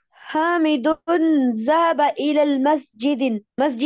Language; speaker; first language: Arabic; non-native, learner; Urdu